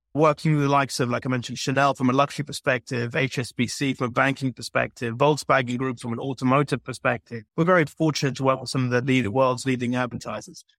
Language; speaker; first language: English; native; English